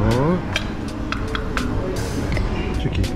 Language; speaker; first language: Russian; non-native, learner; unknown